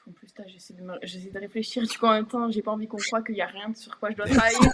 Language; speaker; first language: French; native; French